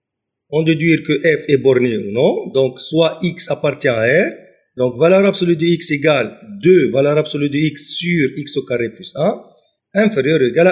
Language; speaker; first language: French; non-native, local second language; Arabic